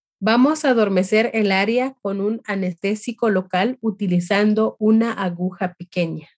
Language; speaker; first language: Spanish; non-native, fluent; English